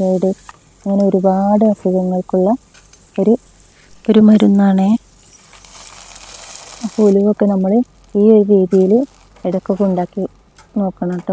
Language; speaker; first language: Malayalam; native; Malayalam